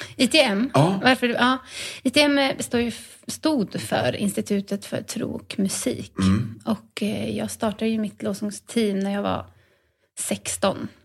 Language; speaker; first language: Swedish; native; Swedish